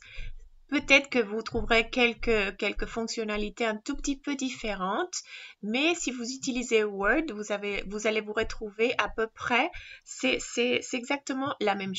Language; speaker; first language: French; non-native, fluent; Spanish